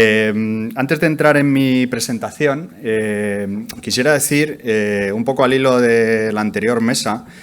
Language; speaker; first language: Spanish; native; Spanish